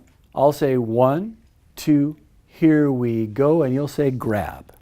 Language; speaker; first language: English; native; English